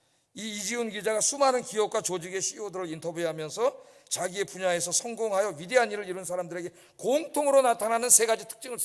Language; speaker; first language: Korean; native; Korean